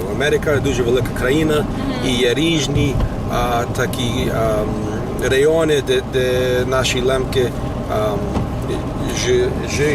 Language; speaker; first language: Ukrainian; early bilingual, heritage; Ukrainian